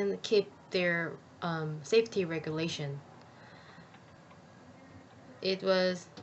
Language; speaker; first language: English; non-native, learner; Korean